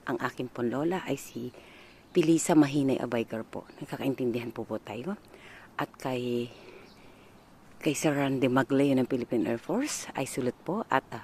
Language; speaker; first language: Japanese; non-native, learner; Filipino